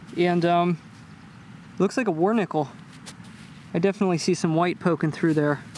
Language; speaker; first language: English; native; English